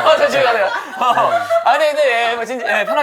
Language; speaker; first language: Korean; native; Korean